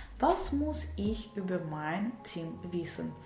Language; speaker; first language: German; non-native, fluent; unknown